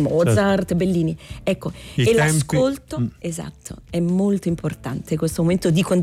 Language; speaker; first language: Italian; native; Italian